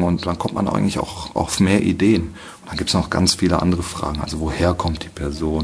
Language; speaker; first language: German; native; German